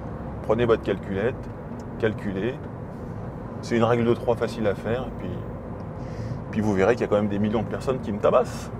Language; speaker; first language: French; native; French